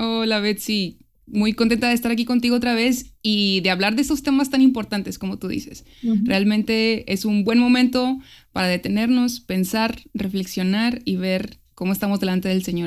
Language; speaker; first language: Spanish; native; Spanish